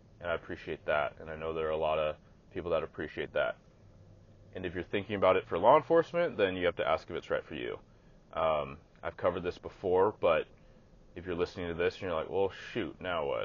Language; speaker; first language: English; native; English